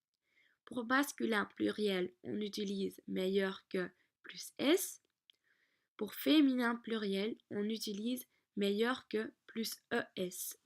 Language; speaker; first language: French; non-native, learner; Dutch